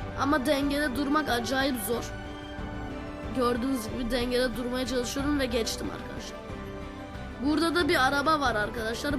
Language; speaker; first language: Turkish; native; Turkish